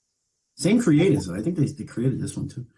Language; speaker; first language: English; native; English